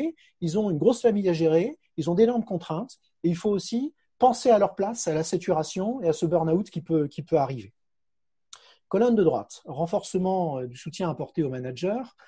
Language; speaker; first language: French; native; French